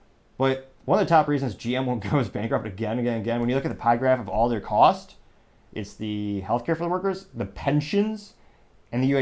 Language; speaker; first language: English; native; English